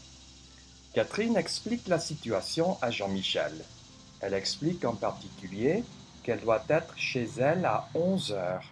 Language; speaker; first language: French; non-native, fluent; English